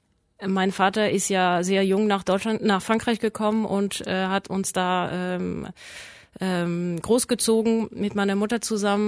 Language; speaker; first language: German; non-native, fluent; French